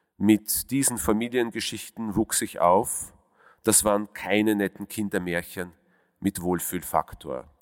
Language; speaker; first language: German; early bilingual, other home language; Russian